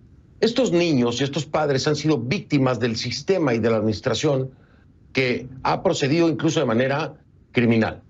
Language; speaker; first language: Spanish; native; Spanish